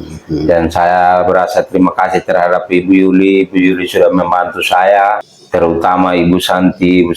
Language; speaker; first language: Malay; non-native, local second language; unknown